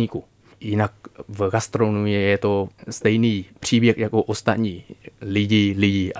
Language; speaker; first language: Czech; non-native, fluent; Vietnamese